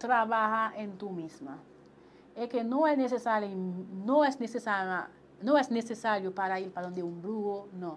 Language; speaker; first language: Spanish; non-native, local second language; Haitian Creole